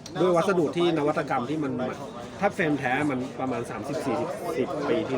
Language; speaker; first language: Thai; native; Thai